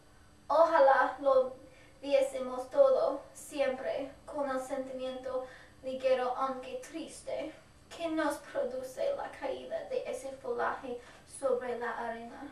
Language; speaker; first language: Spanish; non-native, learner; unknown